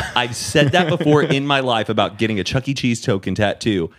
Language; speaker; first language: English; native; English